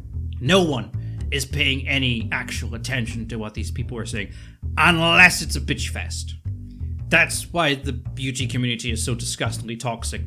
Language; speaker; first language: English; native; English